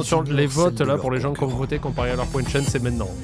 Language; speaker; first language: French; native; French